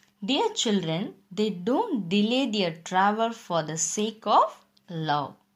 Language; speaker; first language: English; non-native, local second language; Tamil